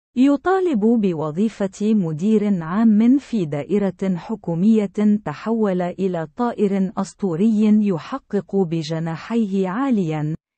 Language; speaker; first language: Arabic; non-native, local second language; Central Kurdish